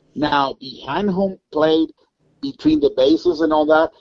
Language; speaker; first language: English; non-native, fluent; Spanish